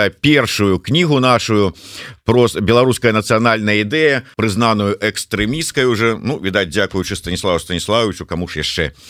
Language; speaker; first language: Belarusian; native; Belarusian